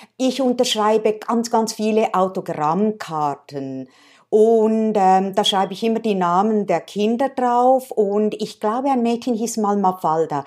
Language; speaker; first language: German; native; German